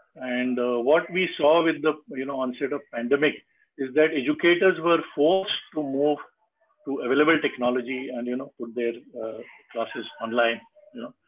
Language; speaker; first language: English; non-native, local second language; Marathi